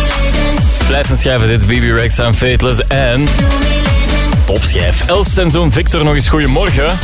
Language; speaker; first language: Dutch; native; Dutch